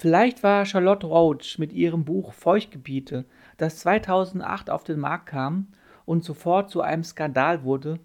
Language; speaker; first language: German; native; German